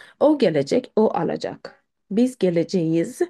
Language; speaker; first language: Turkish; non-native, fluent; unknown